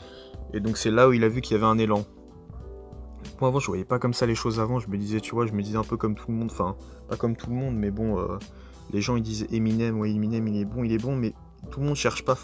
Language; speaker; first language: French; native; French